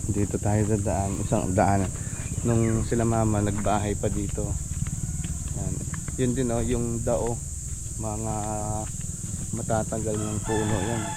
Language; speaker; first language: Filipino; non-native, local second language; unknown